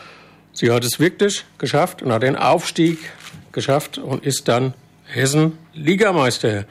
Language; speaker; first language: German; native; German